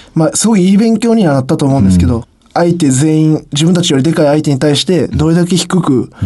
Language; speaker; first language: Japanese; native; Japanese